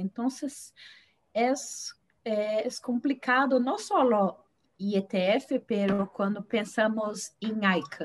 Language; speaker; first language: Spanish; non-native, fluent; Portuguese